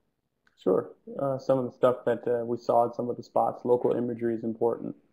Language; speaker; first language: English; native; English